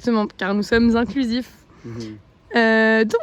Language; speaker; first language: French; native; French